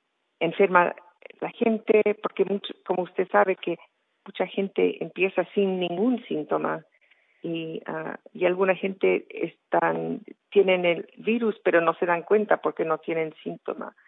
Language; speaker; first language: Spanish; early bilingual, heritage; Spanish